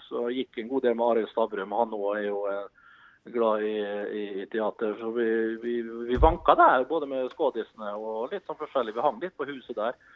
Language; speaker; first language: Norwegian; early bilingual, other home language; Dutch